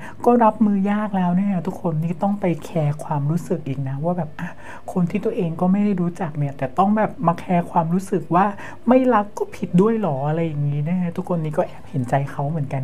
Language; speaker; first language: Thai; native; Thai